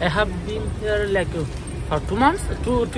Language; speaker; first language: English; non-native, learner; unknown